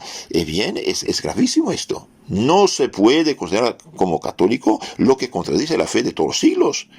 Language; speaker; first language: Spanish; non-native, fluent; French